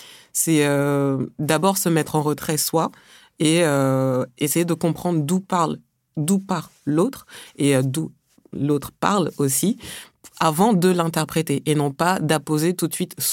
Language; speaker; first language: French; early bilingual, other home language; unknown